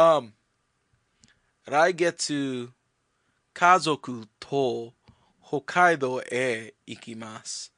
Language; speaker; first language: Japanese; non-native, learner; English